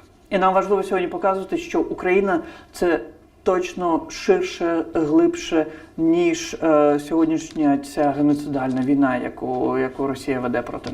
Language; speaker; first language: Ukrainian; non-native, fluent; Crimean Tatar